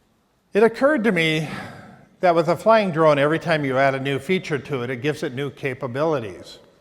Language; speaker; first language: English; native; English